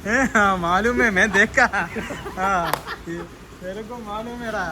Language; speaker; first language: Hindi; non-native, local second language; Malayalam